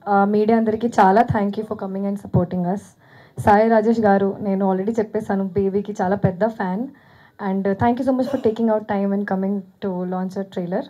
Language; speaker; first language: Telugu; non-native, fluent; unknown